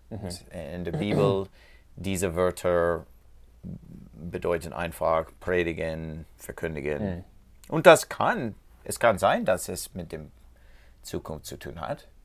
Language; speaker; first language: German; non-native, learner; English